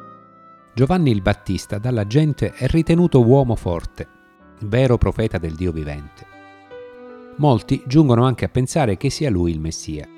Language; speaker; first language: Italian; native; Italian